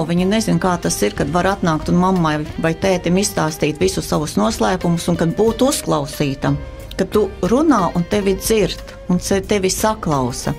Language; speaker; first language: Latvian; native; Latvian